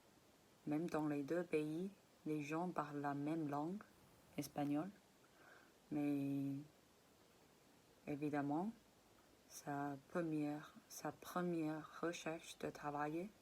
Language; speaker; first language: French; non-native, fluent; Chinese